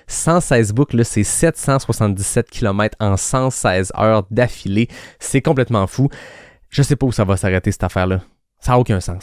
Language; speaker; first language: French; native; French